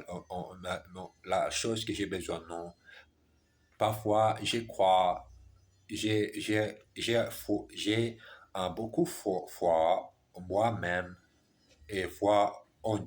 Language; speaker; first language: French; non-native, learner; German